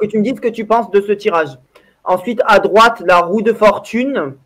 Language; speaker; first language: French; native; French